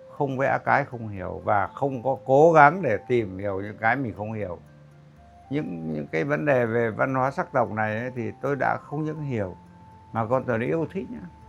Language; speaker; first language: Vietnamese; native; Vietnamese